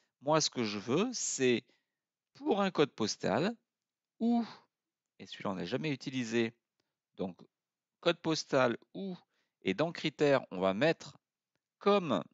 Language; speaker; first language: French; native; French